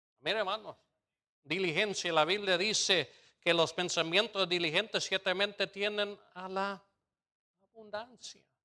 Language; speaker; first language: Spanish; non-native, fluent; English